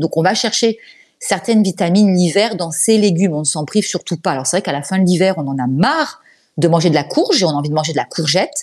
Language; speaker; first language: French; native; French